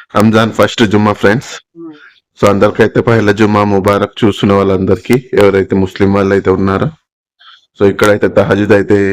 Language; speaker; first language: Telugu; non-native, local second language; Urdu